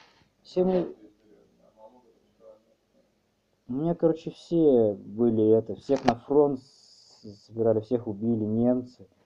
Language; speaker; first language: Russian; native; Russian